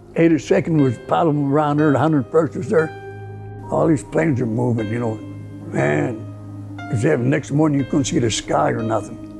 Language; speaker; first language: English; early bilingual, other home language; Italian